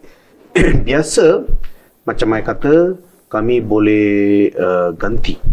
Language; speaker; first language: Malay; non-native, local second language; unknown